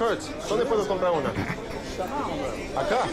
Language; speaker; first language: Spanish; non-native, learner; English